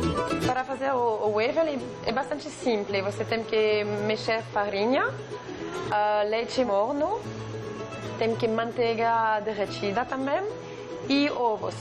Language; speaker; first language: Portuguese; non-native, fluent; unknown